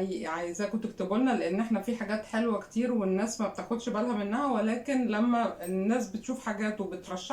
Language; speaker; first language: Arabic; native; Arabic